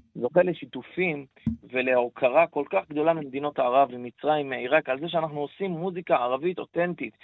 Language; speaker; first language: Hebrew; early bilingual, other home language; Arabic